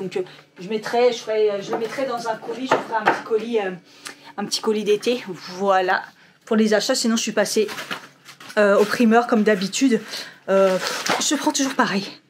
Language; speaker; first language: French; native; French